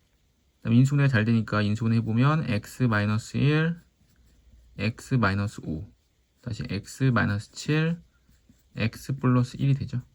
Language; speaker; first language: Korean; native; Korean